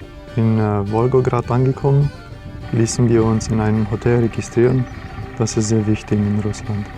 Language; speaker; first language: German; non-native, fluent; Romanian